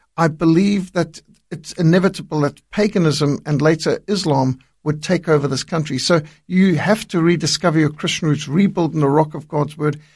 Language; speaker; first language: English; native; English